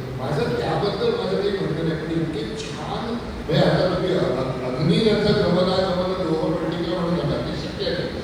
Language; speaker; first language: Marathi; non-native, local second language; Konkani